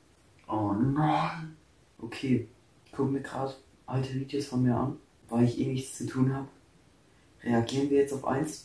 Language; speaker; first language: German; native; German